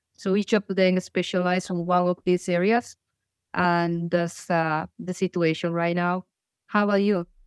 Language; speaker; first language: English; non-native, fluent; Galician